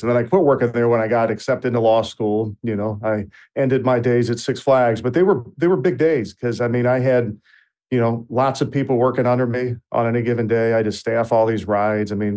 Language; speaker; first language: English; native; English